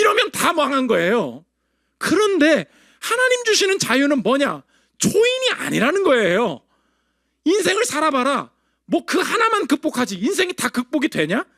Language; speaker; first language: Korean; native; Korean